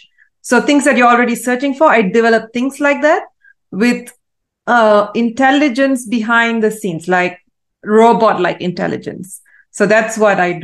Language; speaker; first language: English; non-native, local second language; Tamil